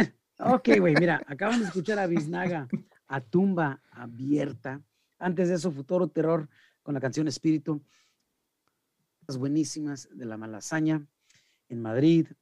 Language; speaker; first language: Spanish; early bilingual, heritage; Spanish